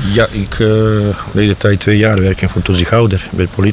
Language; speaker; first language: Dutch; non-native, learner; Bosnian